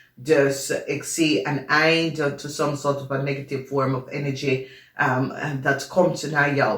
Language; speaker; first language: Dutch; non-native, learner; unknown